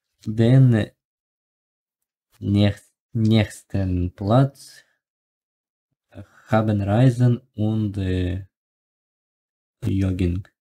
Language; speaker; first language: German; non-native, learner; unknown